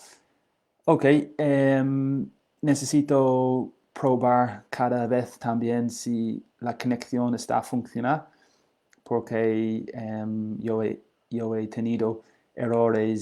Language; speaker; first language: Spanish; non-native, learner; English